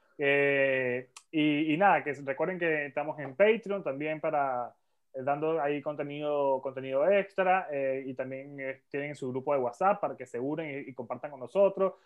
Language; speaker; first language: Spanish; native; Spanish